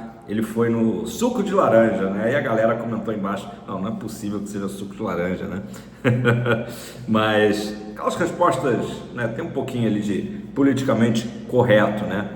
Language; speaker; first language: Portuguese; native; Portuguese